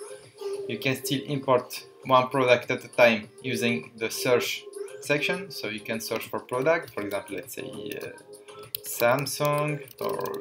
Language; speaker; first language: English; non-native, fluent; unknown